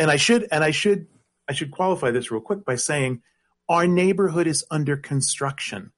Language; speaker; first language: English; native; English